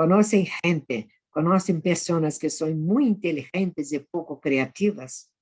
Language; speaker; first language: Spanish; non-native, fluent; Portuguese